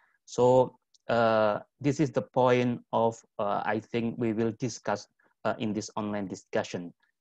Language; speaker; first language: English; non-native, fluent; Indonesian